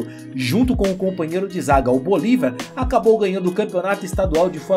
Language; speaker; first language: Portuguese; native; Portuguese